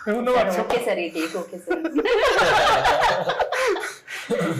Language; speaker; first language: Telugu; native; Telugu